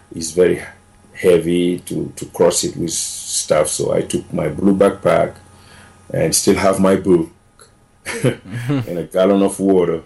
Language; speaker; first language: English; non-native, fluent; Wolof